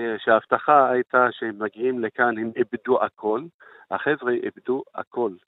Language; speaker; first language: Hebrew; non-native, fluent; Arabic